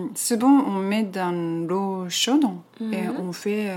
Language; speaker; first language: French; non-native, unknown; Japanese